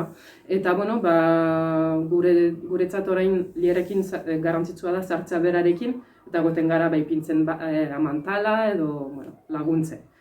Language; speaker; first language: Basque; non-native, fluent; French